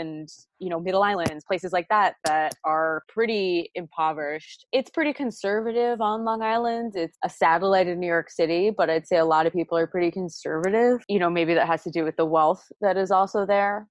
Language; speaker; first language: English; native; English